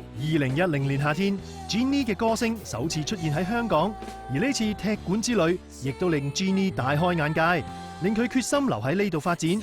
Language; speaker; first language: Cantonese; native; Cantonese